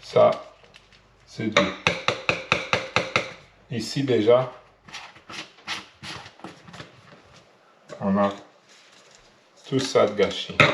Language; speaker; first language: French; non-native, learner; Portuguese